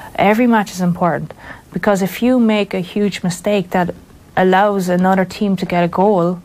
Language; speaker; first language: English; native; English